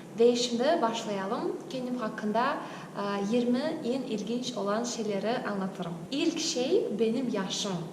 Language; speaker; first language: Turkish; non-native, fluent; Kazakh